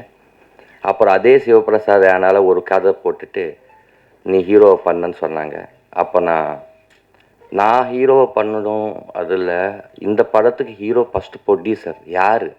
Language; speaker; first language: Tamil; non-native, learner; Telugu